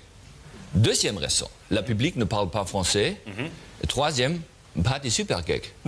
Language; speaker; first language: French; non-native, learner; German